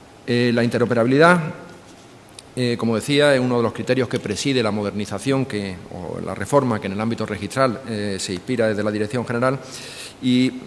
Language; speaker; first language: Spanish; native; Spanish